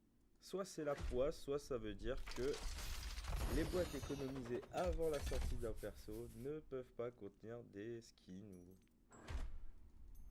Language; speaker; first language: French; native; French